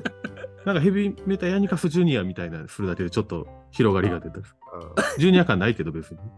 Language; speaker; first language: Japanese; native; Japanese